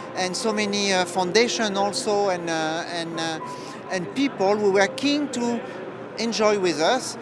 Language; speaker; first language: English; non-native, fluent; French